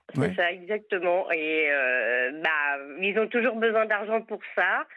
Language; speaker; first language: French; native; French